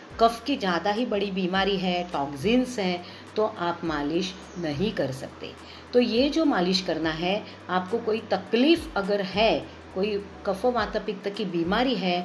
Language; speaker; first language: Hindi; non-native, local second language; Marathi